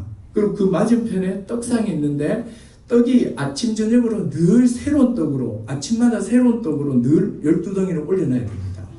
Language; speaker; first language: Korean; native; Korean